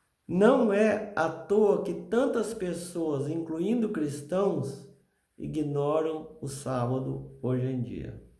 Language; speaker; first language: Portuguese; native; Portuguese